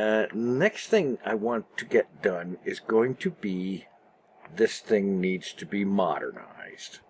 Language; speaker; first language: English; native; English